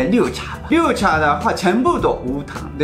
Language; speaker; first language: Chinese; non-native, fluent; Japanese